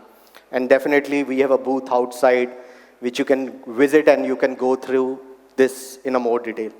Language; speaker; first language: English; non-native, local second language; Hindi